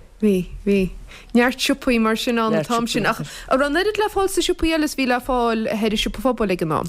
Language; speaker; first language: Irish; native; Irish